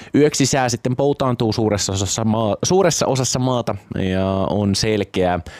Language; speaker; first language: Finnish; native; Finnish